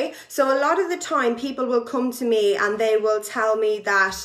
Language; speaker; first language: English; native; English